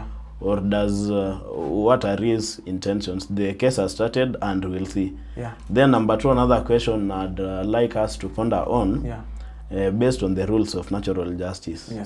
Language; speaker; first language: English; non-native, local second language; Swahili